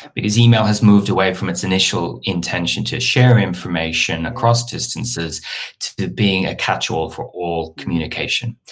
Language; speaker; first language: English; native; English